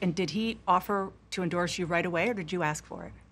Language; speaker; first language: English; native; English